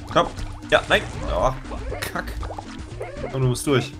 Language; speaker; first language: German; native; German